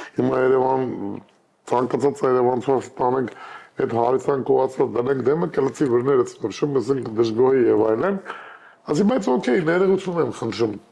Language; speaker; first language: Armenian; native; Armenian